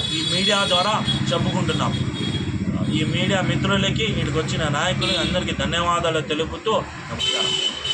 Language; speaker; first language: Telugu; non-native, local second language; Urdu